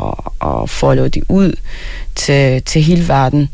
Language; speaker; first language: Danish; early bilingual, other home language; Arabic